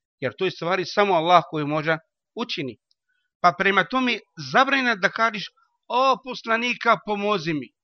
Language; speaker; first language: Bosnian; non-native, learner; Arabic